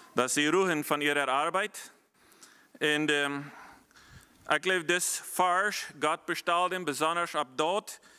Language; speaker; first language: German; non-native, fluent; Plautdietsch